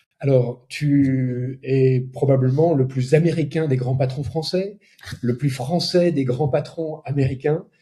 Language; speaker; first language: French; native; French